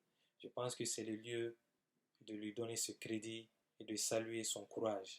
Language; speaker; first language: French; non-native, local second language; Bambara